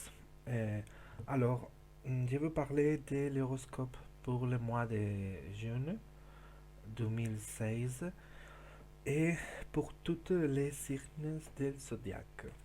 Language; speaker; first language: French; non-native, learner; Spanish